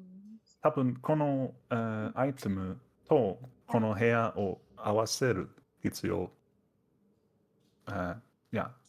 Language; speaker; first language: Japanese; non-native, fluent; Danish